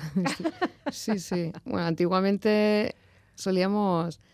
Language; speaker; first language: Spanish; native; Spanish